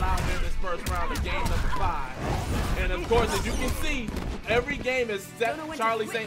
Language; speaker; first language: English; native; English